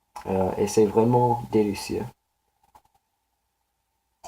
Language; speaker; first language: French; non-native, learner; English